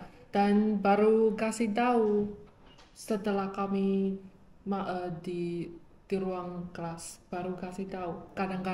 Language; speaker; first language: Indonesian; non-native, fluent; Chinese